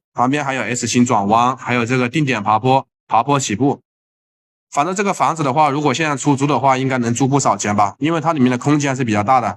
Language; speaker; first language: Chinese; native; Chinese